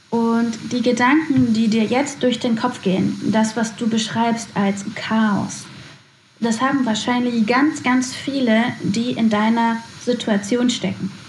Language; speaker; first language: German; native; German